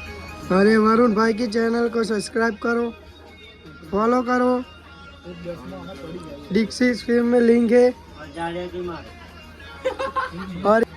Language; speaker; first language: Hindi; non-native, local second language; Gujarati